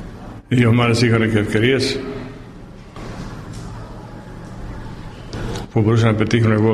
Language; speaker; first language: Greek; non-native, fluent; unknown